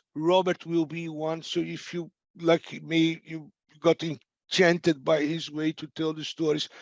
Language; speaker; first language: English; non-native, fluent; Portuguese